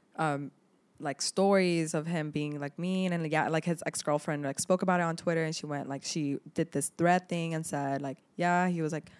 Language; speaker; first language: English; early bilingual, other home language; Arabic